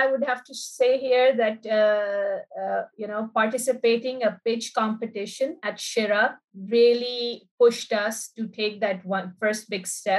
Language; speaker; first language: English; non-native, local second language; Urdu